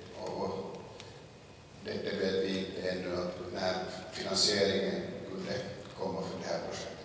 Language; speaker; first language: Swedish; non-native, local second language; Finnish